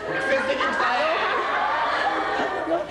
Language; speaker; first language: Japanese; native; Japanese